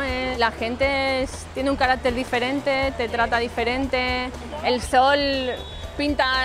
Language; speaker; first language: Spanish; native; Spanish